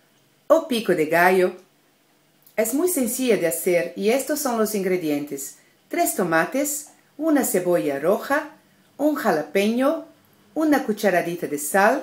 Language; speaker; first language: Spanish; non-native, learner; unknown